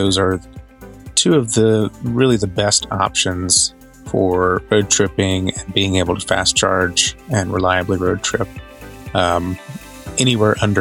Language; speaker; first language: English; native; English